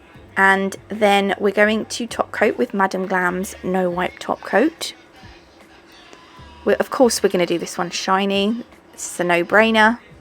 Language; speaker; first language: English; native; English